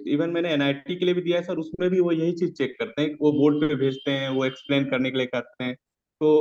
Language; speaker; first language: Hindi; native; Hindi